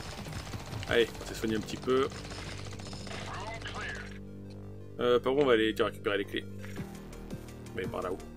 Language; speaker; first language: French; native; French